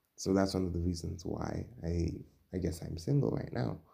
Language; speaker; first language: English; non-native, local second language; Swahili